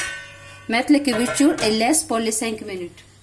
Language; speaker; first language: French; non-native, learner; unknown